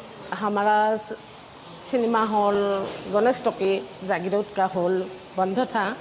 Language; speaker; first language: Hindi; non-native, local second language; Assamese